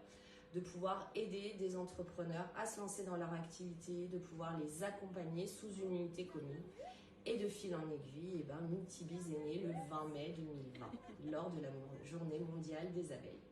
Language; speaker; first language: French; native; French